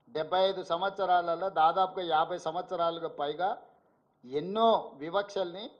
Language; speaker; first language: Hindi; non-native, local second language; Telugu